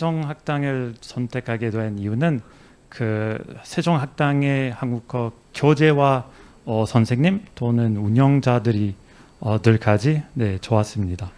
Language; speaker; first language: Korean; non-native, fluent; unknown